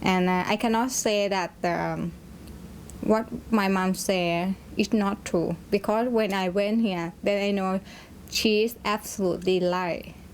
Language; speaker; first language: English; non-native, learner; Thai